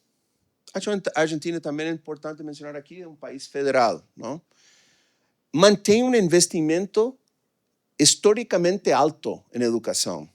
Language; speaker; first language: Portuguese; non-native, fluent; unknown